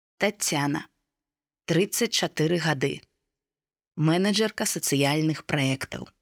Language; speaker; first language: Belarusian; non-native, local second language; Russian